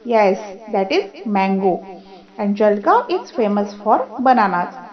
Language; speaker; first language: English; non-native, local second language; Marathi